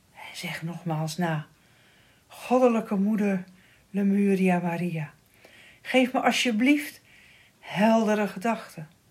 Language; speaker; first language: Dutch; native; Dutch